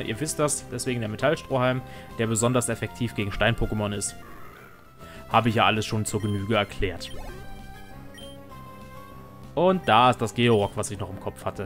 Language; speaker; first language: German; native; German